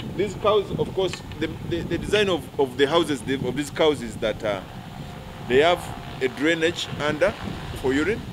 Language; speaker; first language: English; non-native, local second language; Ganda